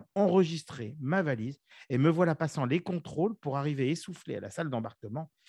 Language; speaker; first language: French; native; French